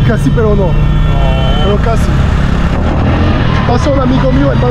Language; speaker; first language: Spanish; non-native, learner; French